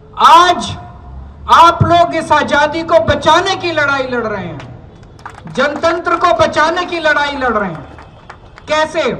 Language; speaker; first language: Hindi; native; Hindi